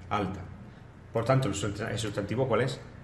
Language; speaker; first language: Spanish; native; Spanish